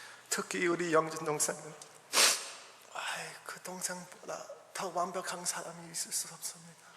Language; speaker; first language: Korean; early bilingual, heritage; English